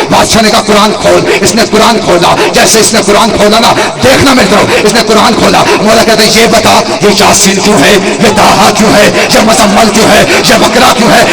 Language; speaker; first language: Urdu; non-native, local second language; Punjabi